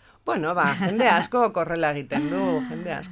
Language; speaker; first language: Basque; non-native, local second language; Spanish